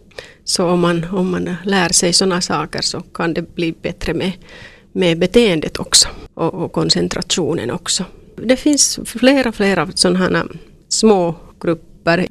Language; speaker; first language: Swedish; non-native, local second language; Finnish